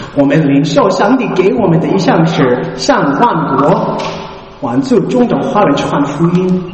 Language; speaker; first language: Chinese; non-native, learner; English